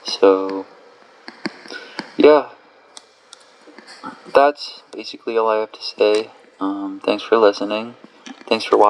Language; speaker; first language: English; native; English